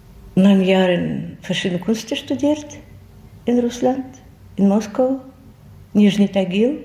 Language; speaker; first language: German; non-native, fluent; Russian